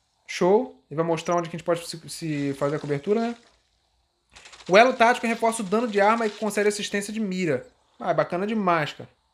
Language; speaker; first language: Portuguese; native; Portuguese